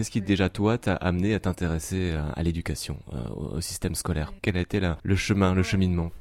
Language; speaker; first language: French; native; French